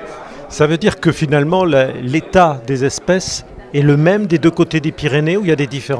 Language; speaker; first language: French; native; French